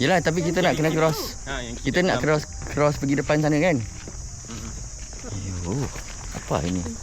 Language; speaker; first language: Malay; native; Malay